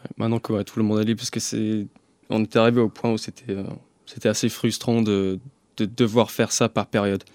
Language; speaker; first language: French; early bilingual, other home language; English